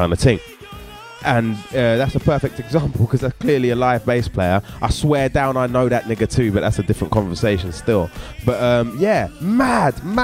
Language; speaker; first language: English; native; English